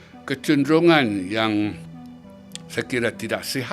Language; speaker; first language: Malay; native; Malay